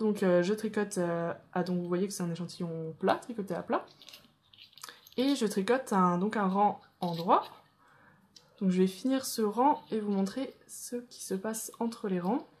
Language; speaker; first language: French; native; French